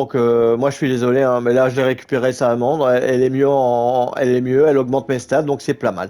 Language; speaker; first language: French; native; French